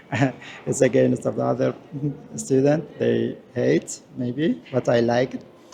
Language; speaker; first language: English; non-native, learner; Persian